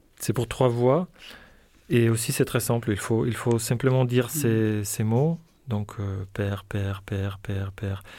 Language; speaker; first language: French; non-native, fluent; Italian